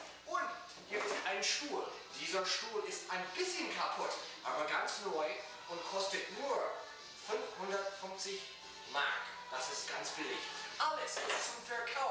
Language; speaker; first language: German; non-native, learner; English